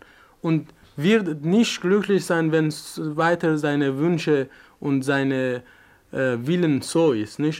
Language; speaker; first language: German; non-native, fluent; Persian